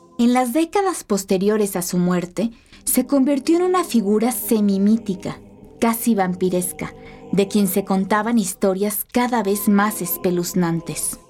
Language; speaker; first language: Spanish; native; Spanish